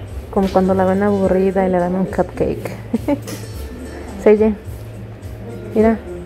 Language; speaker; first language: Spanish; early bilingual, heritage; Spanish